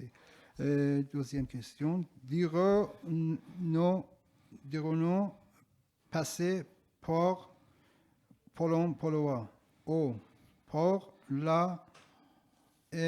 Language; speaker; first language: French; non-native, learner; Persian